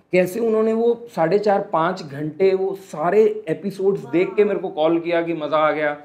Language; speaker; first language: Hindi; native; Hindi